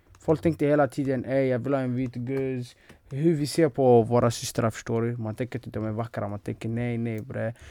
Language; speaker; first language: Swedish; non-native, fluent; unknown